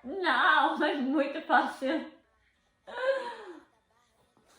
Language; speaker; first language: Portuguese; non-native, learner; German